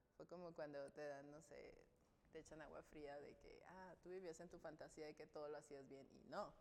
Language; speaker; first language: Spanish; native; Spanish